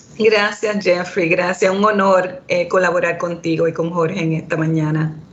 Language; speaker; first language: Spanish; early bilingual, heritage; Spanish